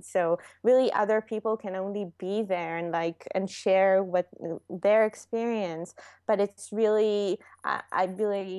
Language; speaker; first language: English; non-native, fluent; Hebrew